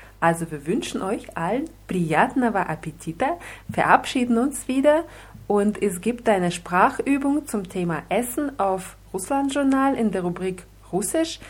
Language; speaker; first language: German; non-native, fluent; Russian